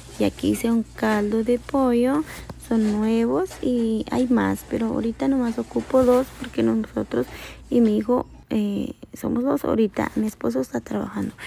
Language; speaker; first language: Spanish; native; Spanish